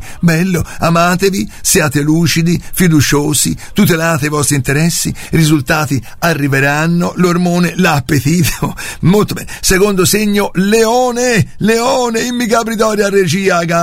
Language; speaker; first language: Italian; native; Italian